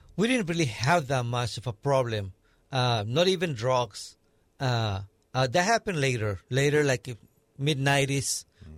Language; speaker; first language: English; non-native, fluent; Spanish